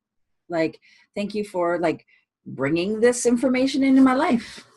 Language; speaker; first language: English; native; English